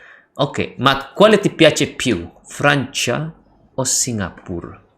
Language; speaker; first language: Italian; non-native, fluent; Indonesian